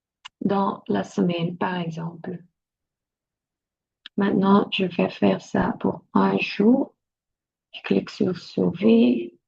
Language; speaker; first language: French; non-native, local second language; Dutch